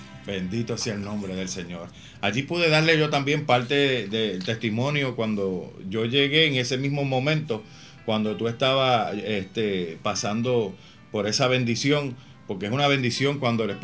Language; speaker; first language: Spanish; native; Spanish